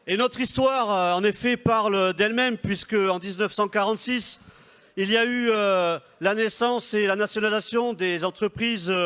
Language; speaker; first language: French; native; French